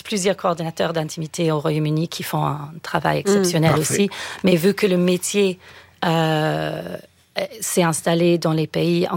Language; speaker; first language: French; non-native, fluent; English